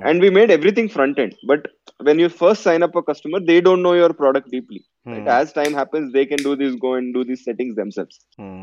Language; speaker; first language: English; non-native, local second language; Telugu